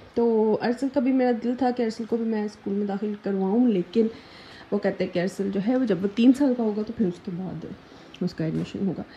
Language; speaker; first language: Urdu; native; Urdu